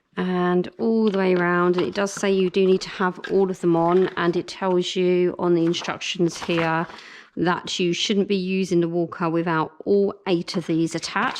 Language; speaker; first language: English; native; English